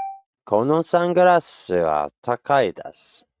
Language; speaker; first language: Japanese; non-native, learner; English